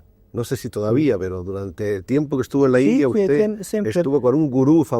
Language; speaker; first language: Spanish; native; Spanish